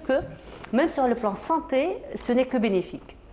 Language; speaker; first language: French; native; French